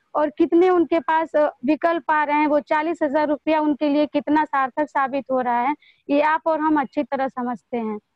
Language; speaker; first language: Hindi; native; Hindi